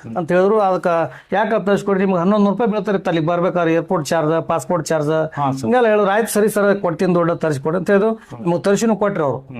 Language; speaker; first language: Kannada; native; Kannada